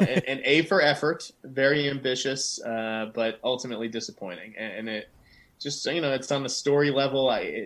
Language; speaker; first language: English; native; English